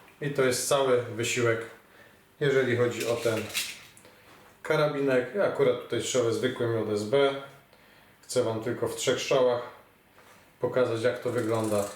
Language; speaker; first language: Polish; native; Polish